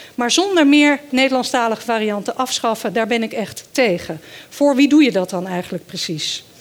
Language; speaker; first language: Dutch; early bilingual, other home language; Danish